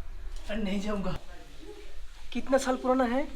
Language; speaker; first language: Hindi; non-native, learner; Bangla